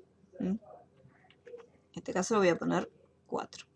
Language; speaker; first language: Spanish; native; Spanish